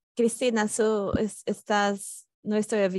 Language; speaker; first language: Spanish; non-native, fluent; Portuguese